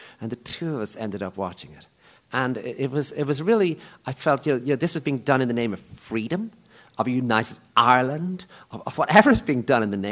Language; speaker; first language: English; native; English